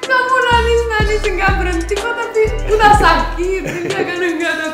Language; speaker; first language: Indonesian; non-native, fluent; Romanian